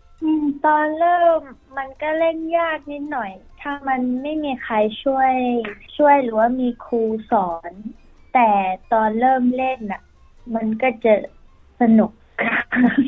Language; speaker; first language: Thai; early bilingual, heritage; Thai